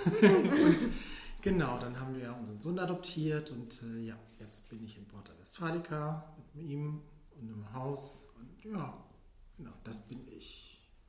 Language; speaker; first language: German; early bilingual, other home language; Filipino